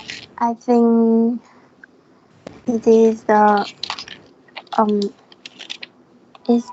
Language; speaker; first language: English; non-native, learner; Vietnamese